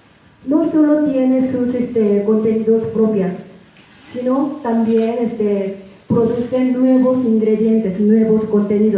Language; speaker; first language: Spanish; non-native, fluent; Korean